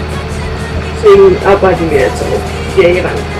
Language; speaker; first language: German; native; German